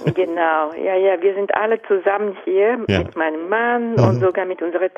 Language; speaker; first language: German; non-native, fluent; Japanese